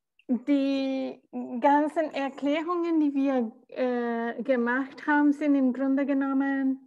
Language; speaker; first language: German; non-native, fluent; Spanish